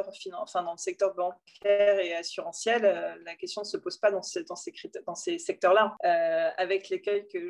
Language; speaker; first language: French; native; French